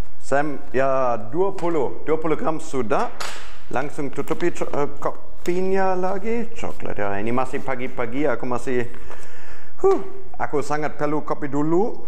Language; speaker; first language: Indonesian; non-native, fluent; German